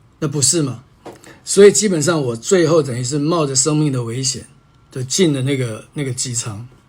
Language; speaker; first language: Chinese; native; Chinese